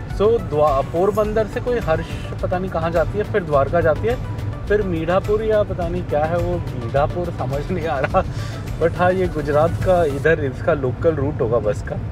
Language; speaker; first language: Hindi; non-native, local second language; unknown